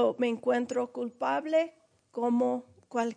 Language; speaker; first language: Spanish; early bilingual, heritage; Spanish